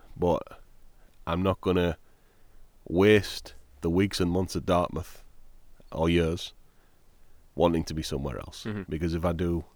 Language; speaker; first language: English; native; English